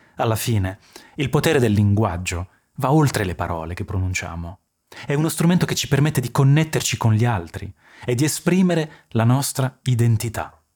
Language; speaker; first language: Italian; early bilingual, other home language; French